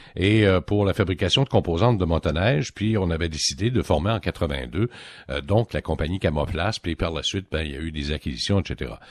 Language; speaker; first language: French; native; French